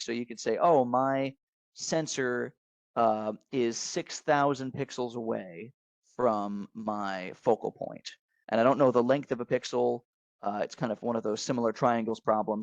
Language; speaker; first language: English; native; English